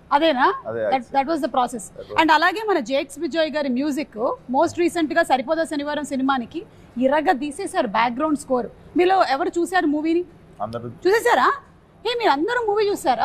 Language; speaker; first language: Telugu; native; Telugu